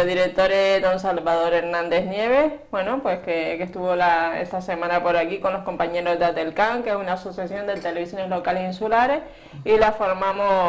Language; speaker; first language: Spanish; native; Spanish